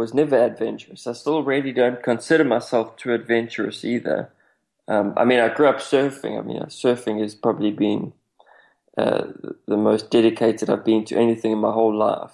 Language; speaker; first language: English; native; English